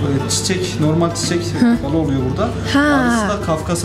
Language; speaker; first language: Turkish; native; Turkish